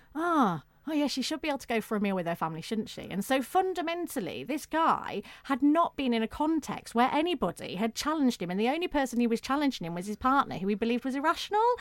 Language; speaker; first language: English; native; English